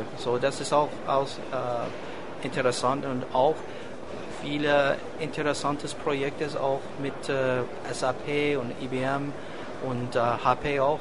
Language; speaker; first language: German; non-native, fluent; English